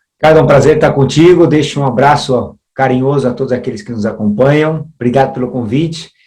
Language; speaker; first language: Portuguese; early bilingual, other home language; Spanish